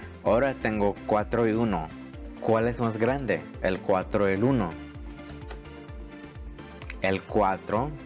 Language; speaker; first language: Spanish; early bilingual, heritage; Spanish